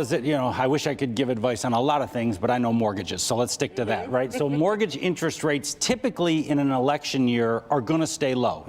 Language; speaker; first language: English; native; English